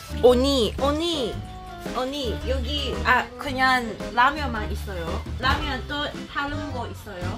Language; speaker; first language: Korean; non-native, learner; Cantonese